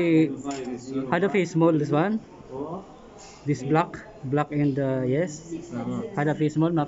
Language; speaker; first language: English; non-native, learner; Filipino